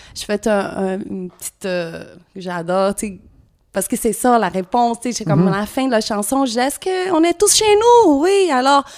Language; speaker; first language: French; non-native, fluent; Portuguese